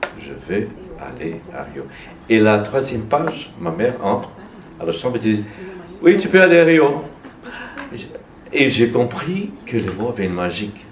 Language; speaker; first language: French; non-native, learner; Portuguese